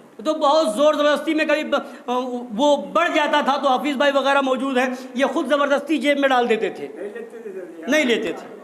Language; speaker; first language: Urdu; native; Urdu